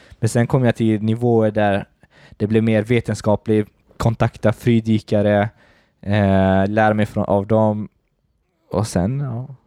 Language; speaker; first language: Swedish; early bilingual, other home language; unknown